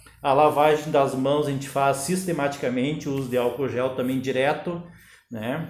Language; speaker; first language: Portuguese; native; Portuguese